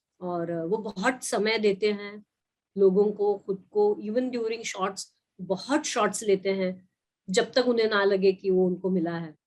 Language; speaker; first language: Hindi; non-native, local second language; Marathi